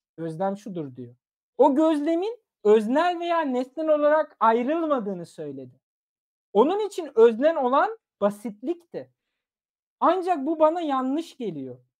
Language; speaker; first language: Turkish; early bilingual, other home language; German